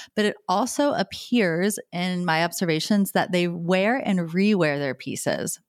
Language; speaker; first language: English; native; English